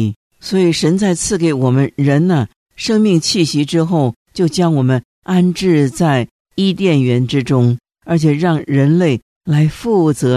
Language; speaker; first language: Chinese; native; Chinese